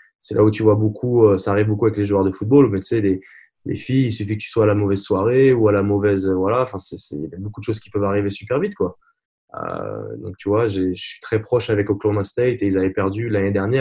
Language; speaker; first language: French; native; French